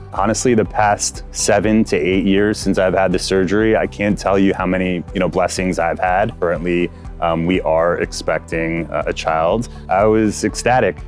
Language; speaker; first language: English; native; English